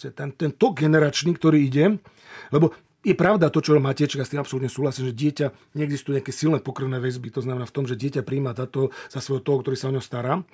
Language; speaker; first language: Slovak; native; Slovak